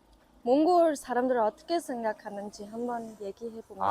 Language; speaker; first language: Korean; non-native, learner; Mongolian